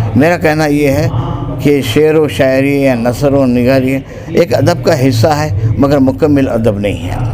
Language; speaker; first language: Urdu; native; Urdu